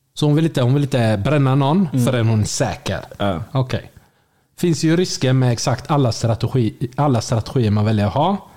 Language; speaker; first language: Swedish; early bilingual, other home language; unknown